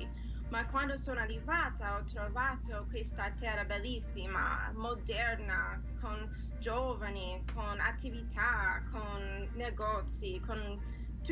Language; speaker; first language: Italian; non-native, learner; English